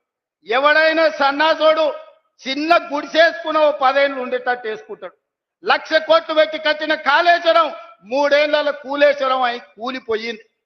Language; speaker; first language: Telugu; native; Telugu